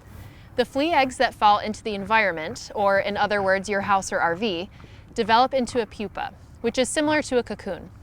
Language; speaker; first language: English; native; English